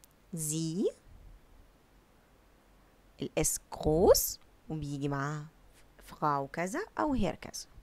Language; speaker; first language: German; non-native, learner; Arabic